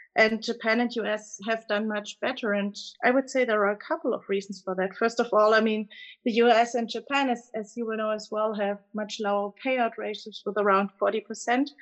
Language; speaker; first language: English; non-native, fluent; German